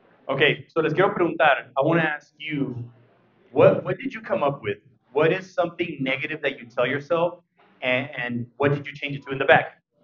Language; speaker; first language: English; early bilingual, other home language; Spanish